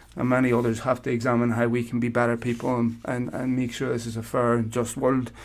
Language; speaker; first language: English; native; English